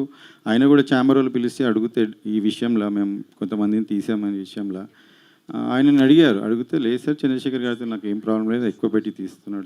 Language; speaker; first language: Telugu; native; Telugu